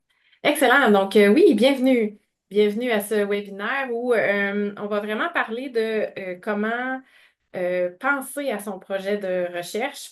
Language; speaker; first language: French; native; French